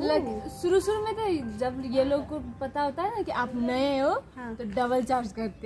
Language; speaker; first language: Hindi; non-native, learner; Nepali